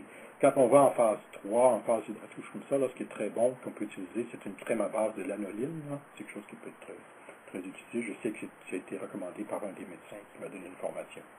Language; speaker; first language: French; native; French